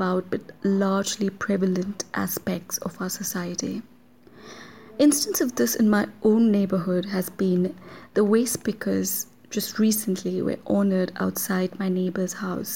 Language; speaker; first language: English; non-native, local second language; Kannada